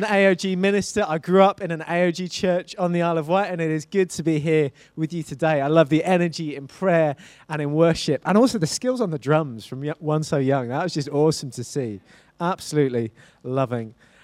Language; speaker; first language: English; native; English